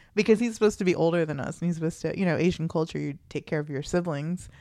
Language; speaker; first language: English; early bilingual, other home language; Filipino